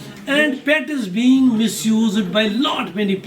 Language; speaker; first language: English; non-native, local second language; Kashmiri